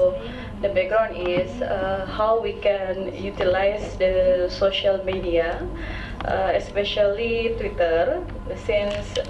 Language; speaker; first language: English; non-native, local second language; Indonesian